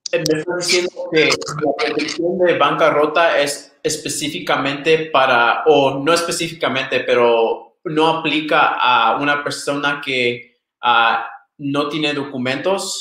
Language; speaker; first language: Spanish; early bilingual, other home language; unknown